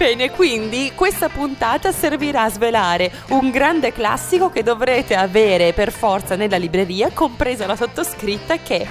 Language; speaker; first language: Italian; native; Italian